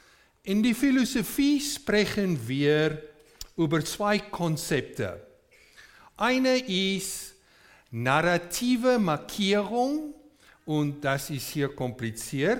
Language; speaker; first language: German; non-native, fluent; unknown